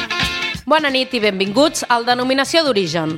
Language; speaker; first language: Catalan; native; Catalan